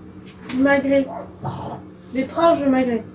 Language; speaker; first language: French; native; French